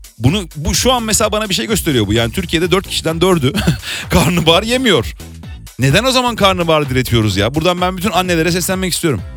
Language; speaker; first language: Turkish; native; Turkish